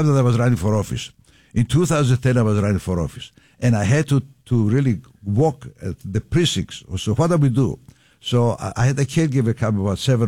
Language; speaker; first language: English; non-native, fluent; Greek